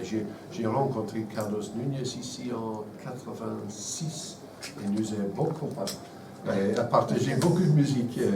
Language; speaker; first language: French; non-native, fluent; English